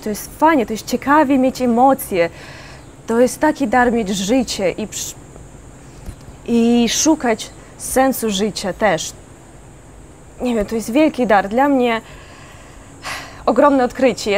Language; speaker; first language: Polish; non-native, fluent; Ukrainian